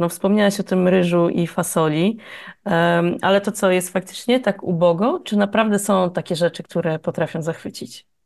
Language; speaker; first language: Polish; native; Polish